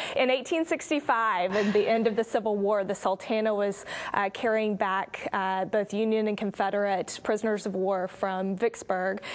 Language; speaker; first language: English; native; English